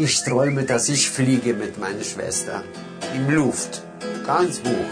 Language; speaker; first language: German; non-native, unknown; Russian